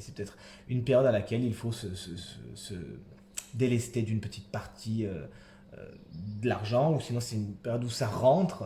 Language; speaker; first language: French; native; French